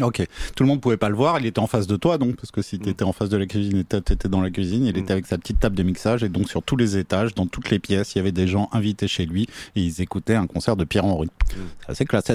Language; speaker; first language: French; native; French